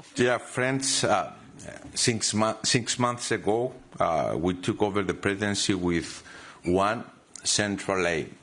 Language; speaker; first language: English; non-native, fluent; Greek